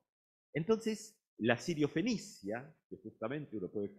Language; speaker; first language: Spanish; native; Spanish